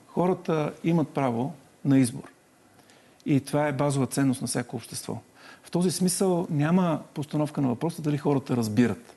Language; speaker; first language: Bulgarian; native; Bulgarian